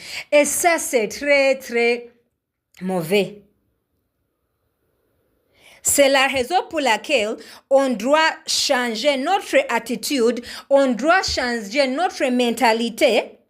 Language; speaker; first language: French; non-native, learner; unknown